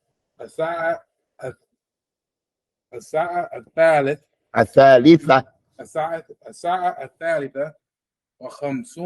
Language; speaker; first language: Arabic; non-native, learner; English